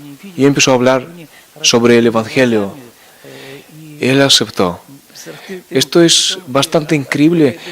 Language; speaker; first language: Spanish; non-native, fluent; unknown